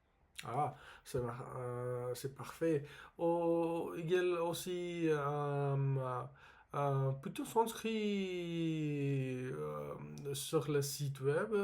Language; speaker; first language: French; non-native, learner; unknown